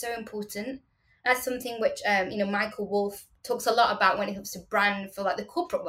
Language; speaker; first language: English; native; English